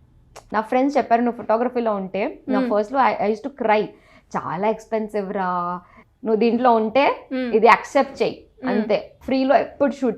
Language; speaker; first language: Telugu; non-native, local second language; Gujarati